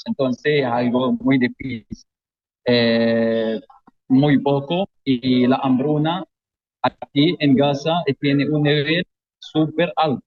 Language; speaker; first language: Spanish; non-native, fluent; Arabic